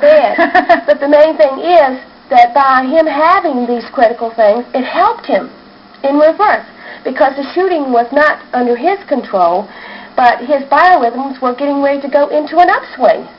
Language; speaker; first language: English; native; English